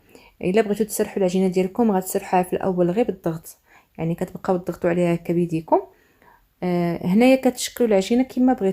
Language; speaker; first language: Arabic; native; Arabic